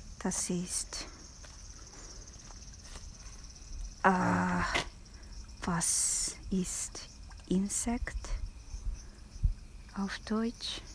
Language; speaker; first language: German; non-native, learner; Japanese